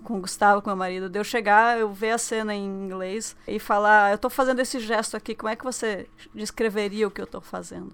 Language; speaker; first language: Portuguese; native; Portuguese